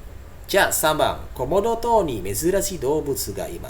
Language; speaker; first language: Japanese; non-native, fluent; Indonesian